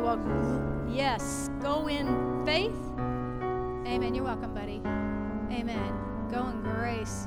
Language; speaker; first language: English; native; English